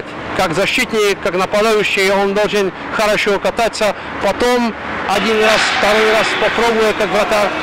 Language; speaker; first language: Russian; non-native, learner; Czech